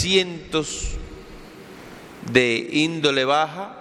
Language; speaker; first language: Spanish; native; Spanish